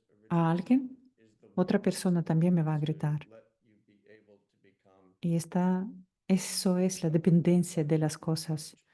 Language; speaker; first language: Spanish; non-native, fluent; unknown